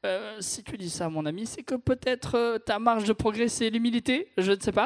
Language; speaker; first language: French; native; French